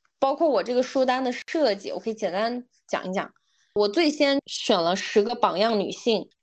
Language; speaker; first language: Chinese; non-native, local second language; Uyghur